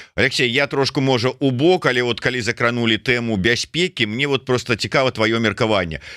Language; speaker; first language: Belarusian; native; Belarusian